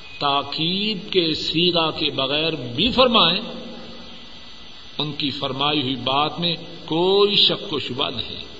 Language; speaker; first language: Urdu; non-native, local second language; Punjabi